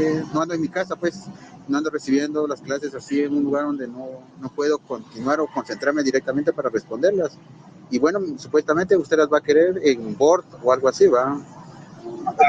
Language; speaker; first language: Spanish; native; Spanish